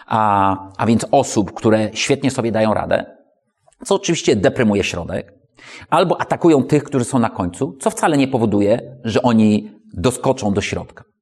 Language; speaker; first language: Polish; native; Polish